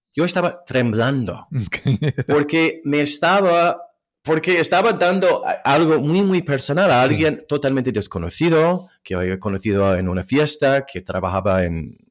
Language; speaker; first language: Spanish; non-native, fluent; English